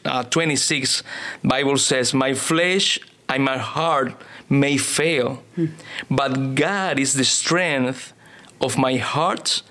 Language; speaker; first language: English; non-native, learner; Spanish